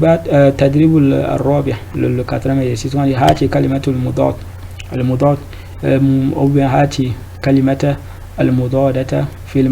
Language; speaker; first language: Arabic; non-native, fluent; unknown